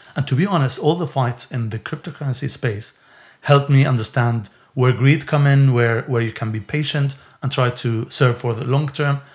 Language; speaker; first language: English; non-native, fluent; Arabic